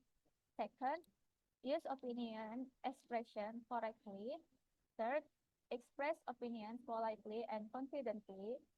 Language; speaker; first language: English; non-native, fluent; Indonesian